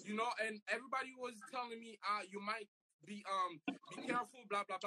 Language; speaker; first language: English; non-native, fluent; Haitian Creole